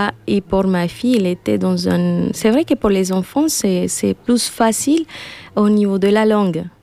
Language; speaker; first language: French; non-native, learner; Spanish